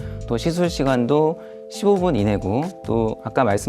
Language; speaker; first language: Korean; native; Korean